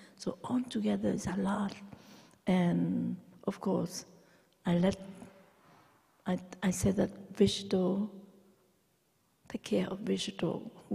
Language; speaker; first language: English; non-native, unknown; Vietnamese